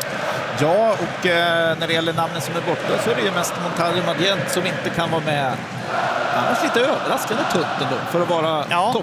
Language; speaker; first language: Swedish; native; Swedish